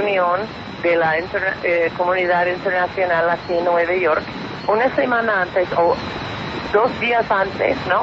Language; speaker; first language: Spanish; non-native, fluent; English